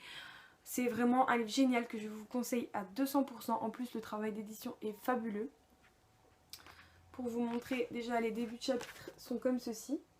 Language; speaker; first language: French; native; French